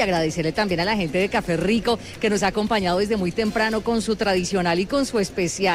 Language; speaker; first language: Spanish; native; Spanish